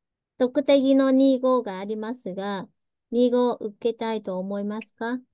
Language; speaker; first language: Japanese; early bilingual, heritage; Vietnamese